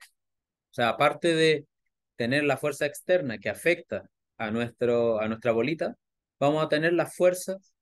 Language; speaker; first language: Spanish; native; Spanish